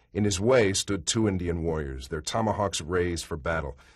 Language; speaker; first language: English; native; English